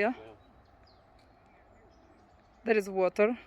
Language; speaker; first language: English; non-native, learner; Romanian